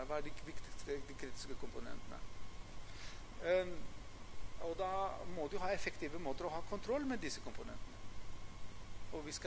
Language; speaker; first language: Norwegian; non-native, fluent; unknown